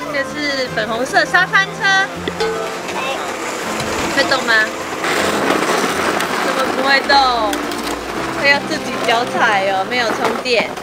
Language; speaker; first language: Chinese; native; Chinese